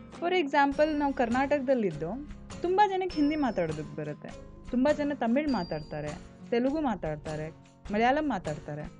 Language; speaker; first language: Kannada; non-native, local second language; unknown